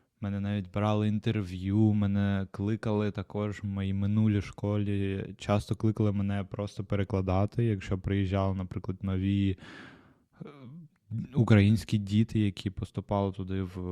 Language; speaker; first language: Ukrainian; non-native, local second language; Russian